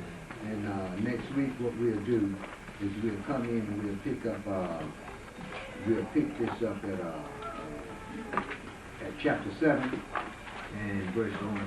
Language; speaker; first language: English; native; English